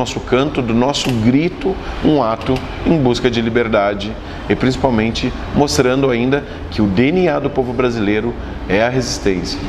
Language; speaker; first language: Portuguese; native; Portuguese